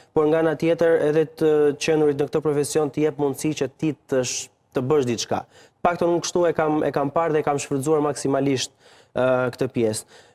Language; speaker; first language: Albanian; native; Albanian